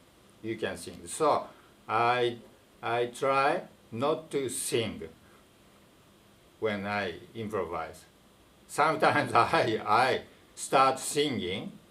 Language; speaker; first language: English; non-native, fluent; Japanese